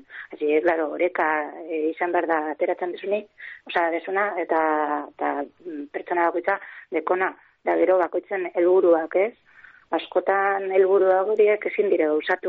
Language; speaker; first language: Basque; native; Basque